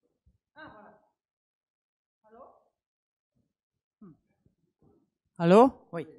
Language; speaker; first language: French; non-native, learner; German